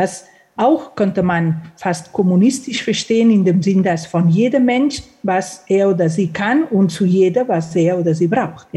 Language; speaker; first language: German; non-native, fluent; Catalan